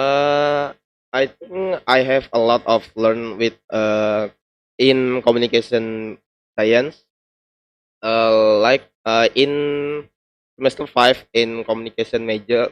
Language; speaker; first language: English; non-native, learner; Indonesian